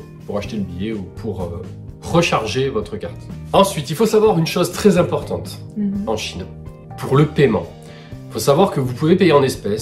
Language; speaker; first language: French; native; French